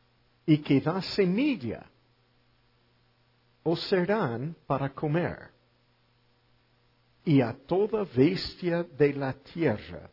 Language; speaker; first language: Spanish; non-native, fluent; English